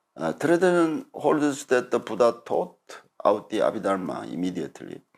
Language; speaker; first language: English; non-native, fluent; Korean